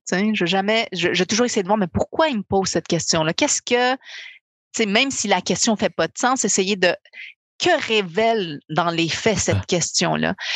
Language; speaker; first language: French; early bilingual, other home language; Spanish